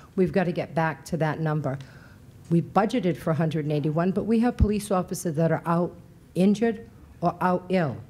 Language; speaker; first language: English; early bilingual, other home language; Portuguese